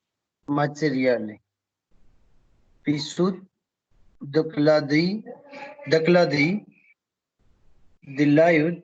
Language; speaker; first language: Russian; non-native, learner; Hindi